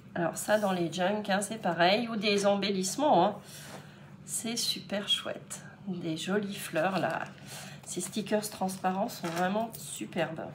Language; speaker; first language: French; native; French